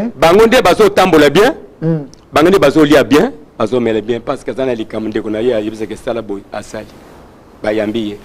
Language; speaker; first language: Lingala; non-native, local second language; Luba-Lulua